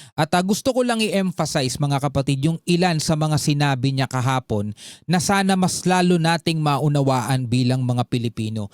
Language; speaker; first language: Filipino; native; Filipino